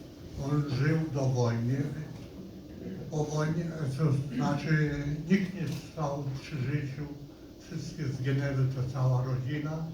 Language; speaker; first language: Polish; non-native, local second language; Yiddish